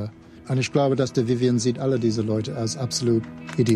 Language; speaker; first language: German; non-native, fluent; English